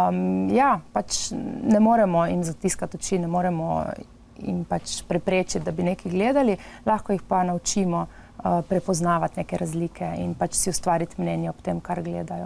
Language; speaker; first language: Slovenian; native; Slovenian